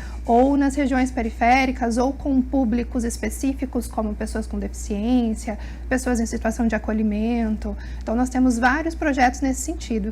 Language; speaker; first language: Portuguese; native; Portuguese